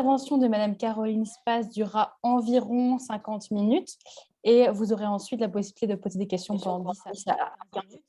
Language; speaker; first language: French; native; French